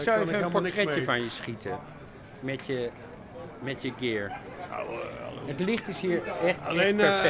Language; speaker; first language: Dutch; native; Dutch